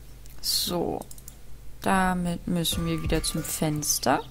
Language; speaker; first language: German; native; German